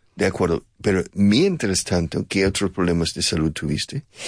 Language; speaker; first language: Spanish; non-native, fluent; English